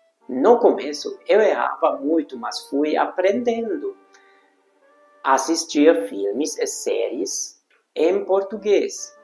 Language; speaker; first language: Portuguese; non-native, fluent; Hungarian